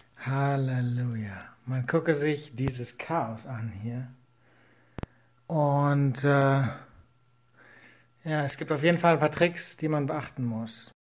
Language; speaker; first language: German; native; German